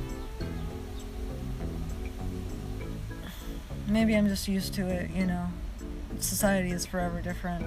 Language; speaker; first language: English; early bilingual, other home language; Spanish